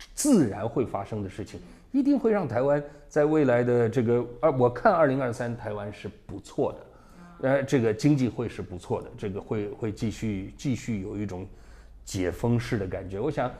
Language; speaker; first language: Chinese; native; Chinese